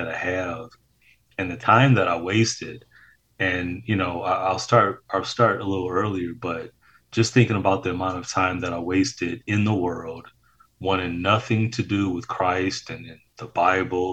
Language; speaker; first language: English; native; English